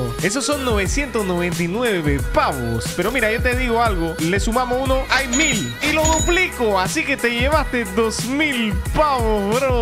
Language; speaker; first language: Spanish; native; Spanish